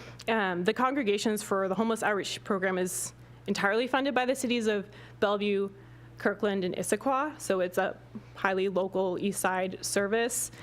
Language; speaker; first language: English; native; English